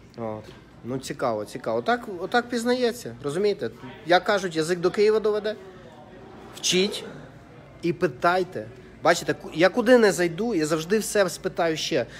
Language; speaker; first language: Ukrainian; non-native, local second language; Russian